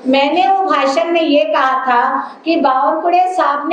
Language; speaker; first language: Hindi; non-native, local second language; Marathi